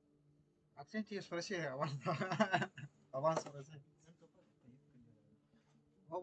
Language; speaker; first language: Russian; non-native, local second language; Yakut